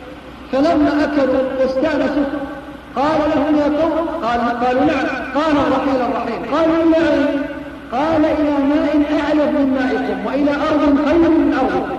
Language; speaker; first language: Arabic; native; Arabic